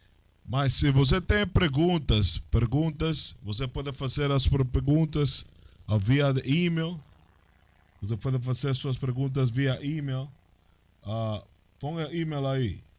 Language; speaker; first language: Portuguese; non-native, learner; Spanish